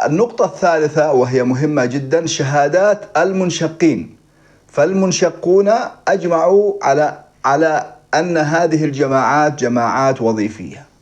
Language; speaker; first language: Arabic; native; Arabic